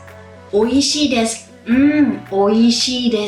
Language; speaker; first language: Japanese; non-native, fluent; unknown